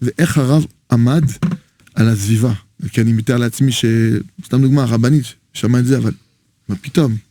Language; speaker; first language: Hebrew; non-native, fluent; French